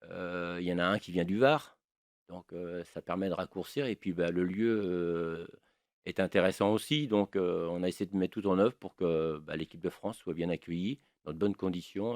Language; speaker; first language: French; native; French